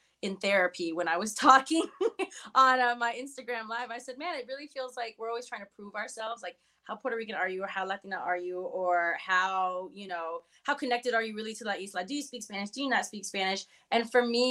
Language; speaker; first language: English; early bilingual, other home language; Spanish